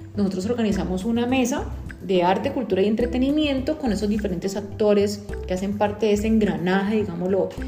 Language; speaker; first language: Spanish; native; Spanish